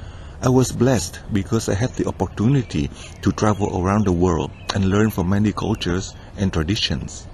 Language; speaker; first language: English; non-native, fluent; Vietnamese